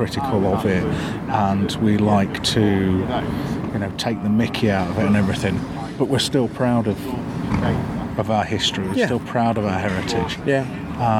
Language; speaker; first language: English; native; English